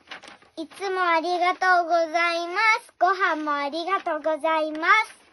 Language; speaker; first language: Japanese; early bilingual, other home language; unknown